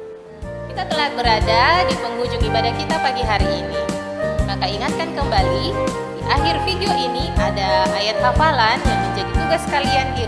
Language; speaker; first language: Indonesian; native; Indonesian